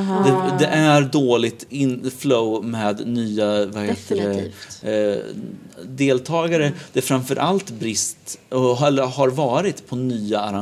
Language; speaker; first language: Swedish; native; Swedish